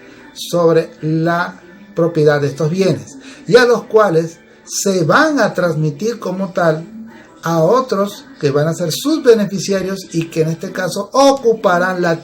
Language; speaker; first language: Spanish; native; Spanish